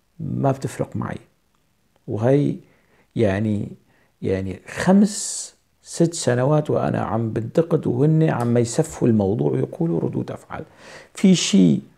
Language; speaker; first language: Arabic; non-native, local second language; Kurdish